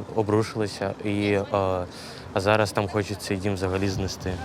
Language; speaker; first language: Ukrainian; native; Ukrainian